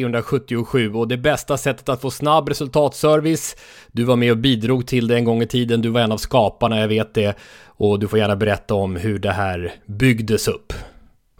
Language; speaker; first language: Swedish; native; Swedish